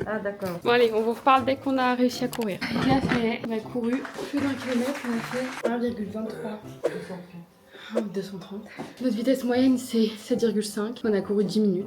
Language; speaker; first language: French; native; French